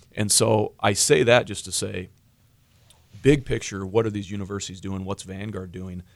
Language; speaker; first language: English; native; English